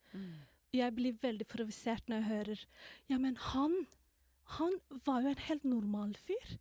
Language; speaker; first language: Norwegian; non-native, fluent; Somali